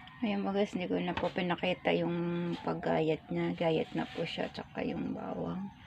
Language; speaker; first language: Filipino; non-native, local second language; Cebuano